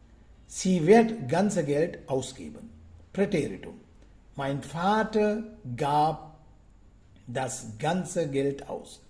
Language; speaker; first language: German; non-native, fluent; Sinhala